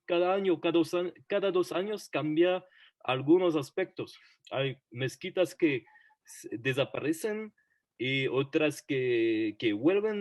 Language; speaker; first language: Spanish; non-native, fluent; French